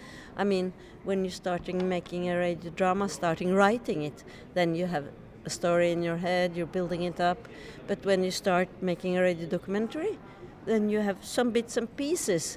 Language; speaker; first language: English; non-native, fluent; Norwegian